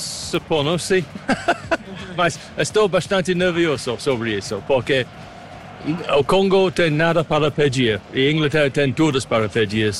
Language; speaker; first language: Portuguese; non-native, learner; English